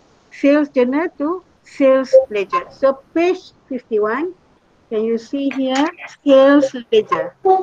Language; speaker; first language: English; non-native, local second language; Malay